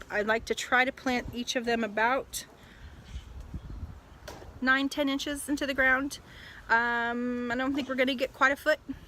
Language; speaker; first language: English; native; English